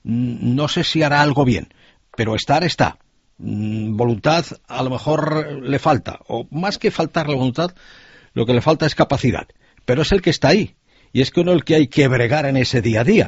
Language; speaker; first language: Spanish; native; Spanish